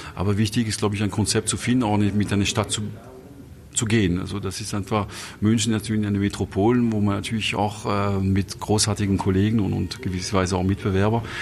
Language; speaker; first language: German; non-native, fluent; French